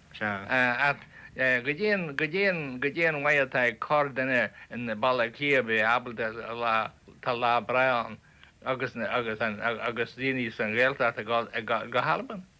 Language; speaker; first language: Irish; native; Irish